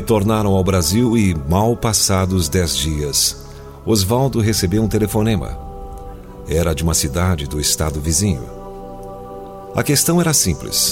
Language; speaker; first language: Portuguese; native; Portuguese